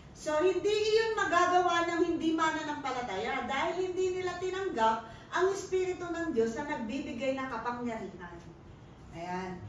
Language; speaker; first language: Filipino; non-native, local second language; Pampanga